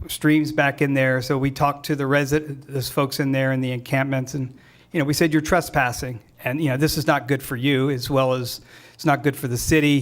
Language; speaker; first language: English; native; English